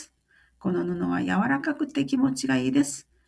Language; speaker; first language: Japanese; non-native, fluent; Korean